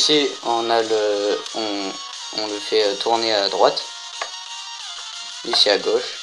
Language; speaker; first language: French; native; French